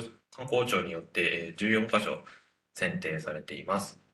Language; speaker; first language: Japanese; native; Japanese